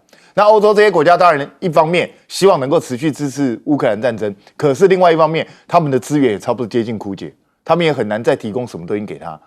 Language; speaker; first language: Chinese; native; Chinese